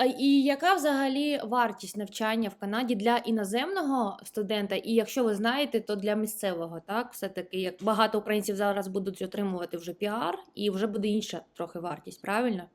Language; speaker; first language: Ukrainian; native; Ukrainian